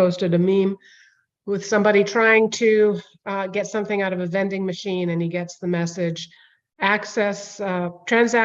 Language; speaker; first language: English; native; English